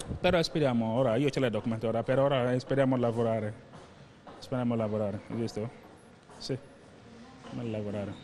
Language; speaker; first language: Italian; non-native, learner; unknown